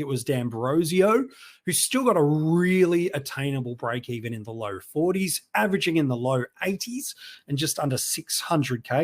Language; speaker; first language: English; native; English